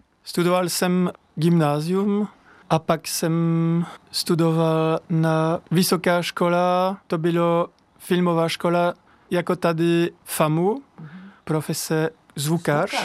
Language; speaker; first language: Czech; non-native, fluent; French